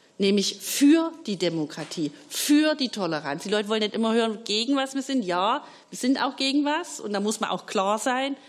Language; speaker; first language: German; native; German